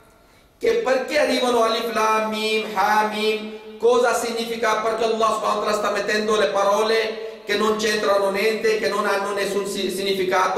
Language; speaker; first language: Italian; non-native, fluent; Urdu